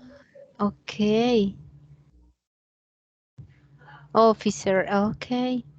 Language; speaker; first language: English; non-native, learner; Spanish